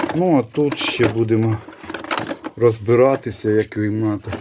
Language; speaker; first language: Ukrainian; non-native, local second language; Russian